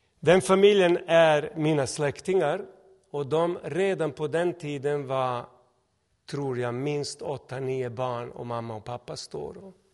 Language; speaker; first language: Swedish; non-native, fluent; Serbian